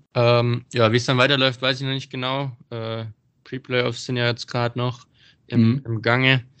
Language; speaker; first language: German; native; German